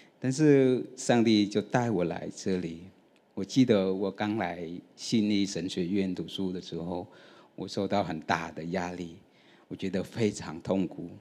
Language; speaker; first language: Chinese; non-native, fluent; Vietnamese